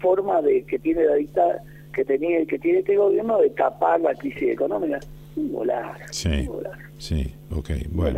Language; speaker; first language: Spanish; native; Spanish